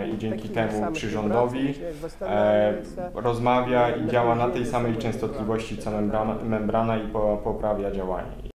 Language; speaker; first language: Polish; non-native, fluent; Russian